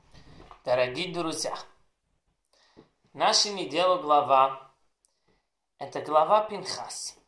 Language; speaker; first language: Russian; non-native, learner; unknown